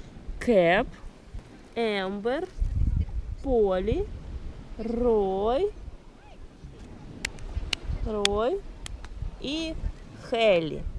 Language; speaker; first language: Russian; native; Russian